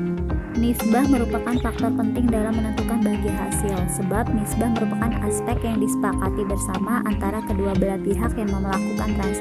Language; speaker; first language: Indonesian; native; Indonesian